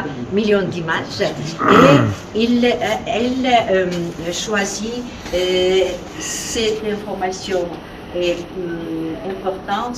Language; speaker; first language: French; non-native, learner; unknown